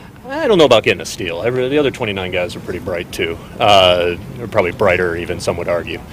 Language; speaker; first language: English; native; English